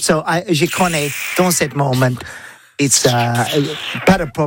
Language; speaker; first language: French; non-native, learner; English